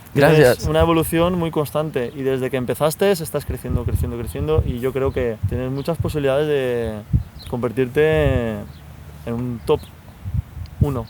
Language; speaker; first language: Spanish; native; Spanish